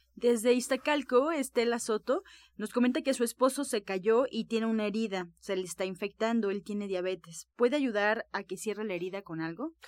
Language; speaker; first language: Spanish; native; Spanish